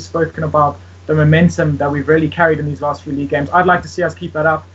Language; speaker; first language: English; native; English